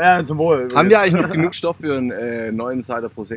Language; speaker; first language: German; native; German